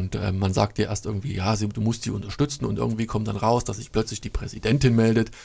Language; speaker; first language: German; native; German